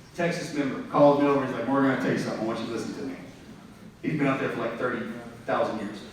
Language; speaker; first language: English; native; English